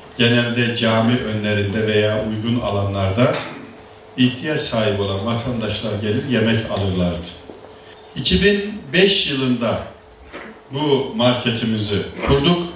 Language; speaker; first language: Turkish; native; Turkish